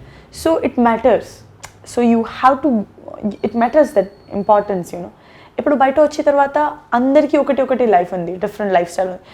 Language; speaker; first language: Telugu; non-native, learner; Gujarati